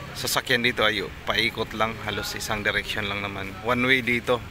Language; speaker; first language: Filipino; non-native, local second language; Bikol